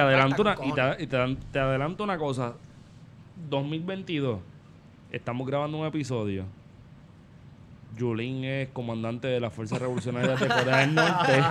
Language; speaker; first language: Spanish; native; Spanish